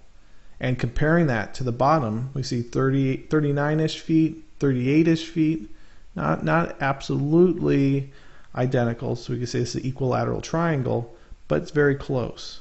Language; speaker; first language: English; native; English